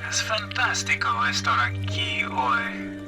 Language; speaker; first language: Spanish; non-native, learner; English